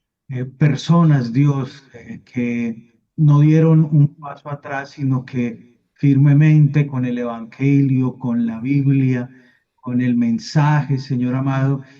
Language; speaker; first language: Spanish; native; Spanish